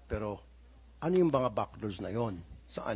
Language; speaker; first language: Filipino; native; Filipino